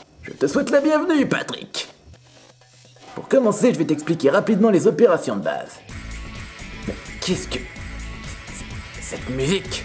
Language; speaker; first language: French; native; French